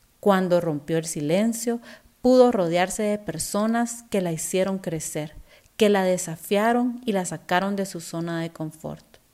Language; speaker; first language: Spanish; native; Spanish